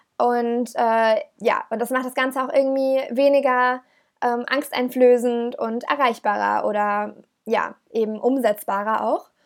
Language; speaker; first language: German; native; German